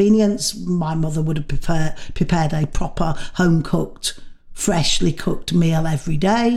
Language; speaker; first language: English; native; English